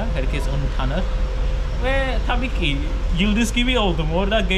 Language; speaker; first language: Turkish; non-native, fluent; Khmer